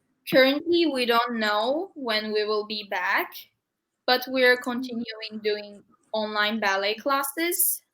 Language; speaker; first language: English; non-native, fluent; Turkish